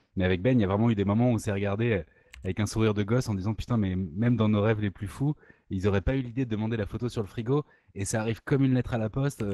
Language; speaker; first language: French; native; French